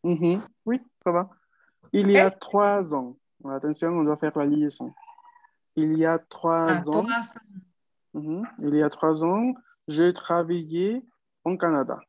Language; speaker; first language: French; non-native, fluent; Spanish